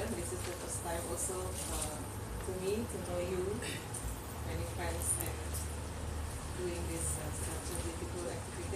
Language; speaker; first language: English; non-native, learner; Indonesian